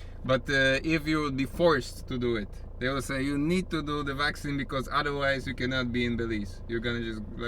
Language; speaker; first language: English; non-native, fluent; Polish